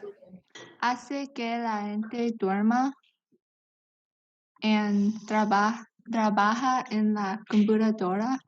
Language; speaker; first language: Spanish; non-native, learner; English